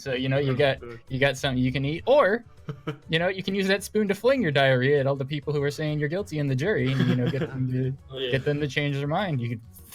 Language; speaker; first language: English; native; English